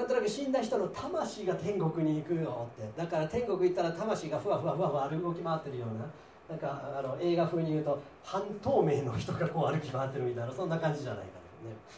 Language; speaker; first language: Japanese; native; Japanese